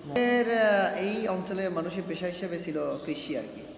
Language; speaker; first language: Bangla; non-native, local second language; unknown